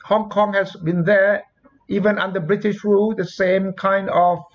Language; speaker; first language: English; non-native, fluent; Thai